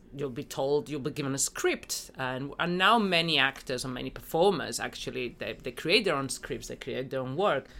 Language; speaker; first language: English; non-native, fluent; Spanish